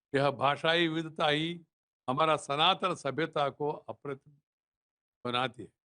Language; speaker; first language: Hindi; non-native, local second language; Telugu